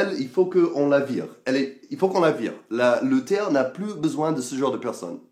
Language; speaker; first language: French; non-native, fluent; English